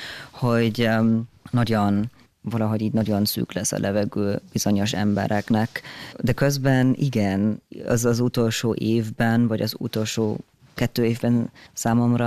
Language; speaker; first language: Hungarian; non-native, fluent; German